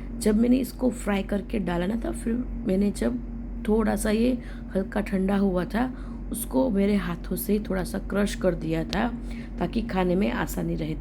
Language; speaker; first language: Hindi; non-native, local second language; Gujarati